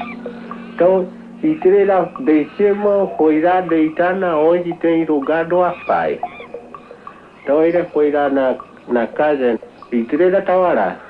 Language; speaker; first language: Portuguese; non-native, local second language; Kayapó